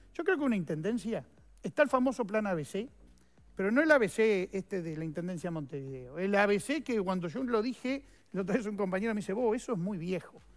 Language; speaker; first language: Spanish; native; Spanish